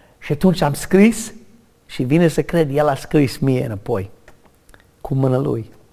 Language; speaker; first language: Romanian; non-native, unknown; English